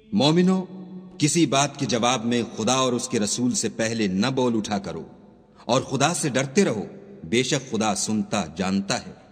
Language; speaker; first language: Urdu; native; Urdu